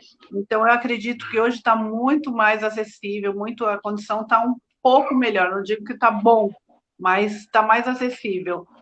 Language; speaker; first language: Portuguese; native; Portuguese